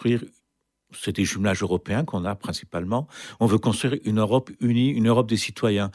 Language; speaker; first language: French; native; French